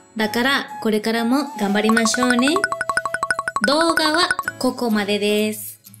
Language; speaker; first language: Japanese; non-native, fluent; Spanish